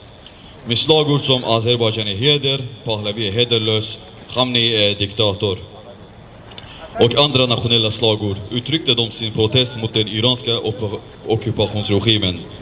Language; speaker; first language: Swedish; non-native, fluent; Azerbaijani